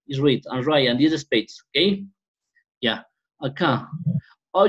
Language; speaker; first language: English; non-native, learner; Spanish